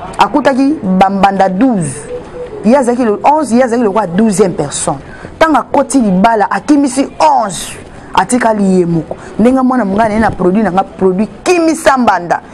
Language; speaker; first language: Lingala; native; Lingala